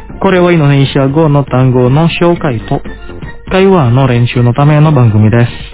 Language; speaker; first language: Japanese; non-native, fluent; Indonesian